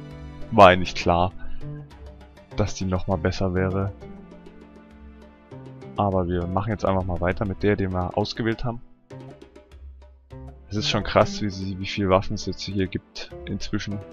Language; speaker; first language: German; native; German